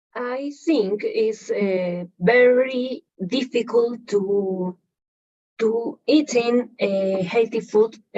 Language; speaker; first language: English; non-native, learner; Spanish